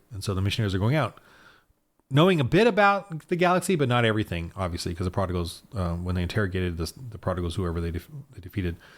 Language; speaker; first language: English; native; English